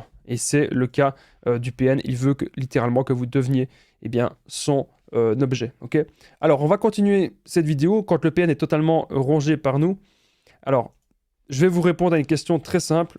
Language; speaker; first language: French; native; French